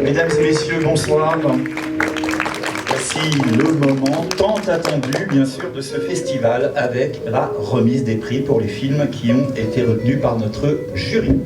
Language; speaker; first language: French; native; French